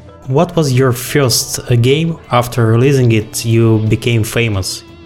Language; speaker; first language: English; non-native, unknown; Russian